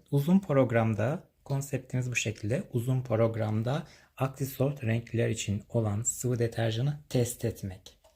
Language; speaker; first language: Turkish; native; Turkish